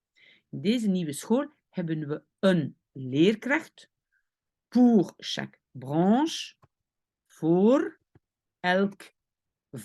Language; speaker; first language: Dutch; non-native, fluent; French